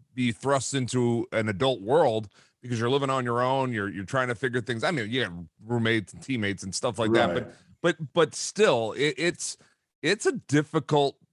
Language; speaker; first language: English; native; English